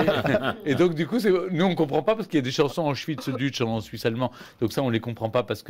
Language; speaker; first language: French; native; French